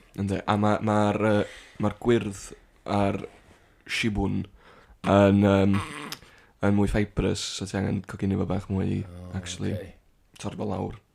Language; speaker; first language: Welsh; native; Welsh